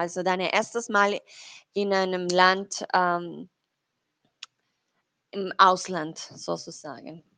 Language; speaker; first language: German; non-native, learner; Spanish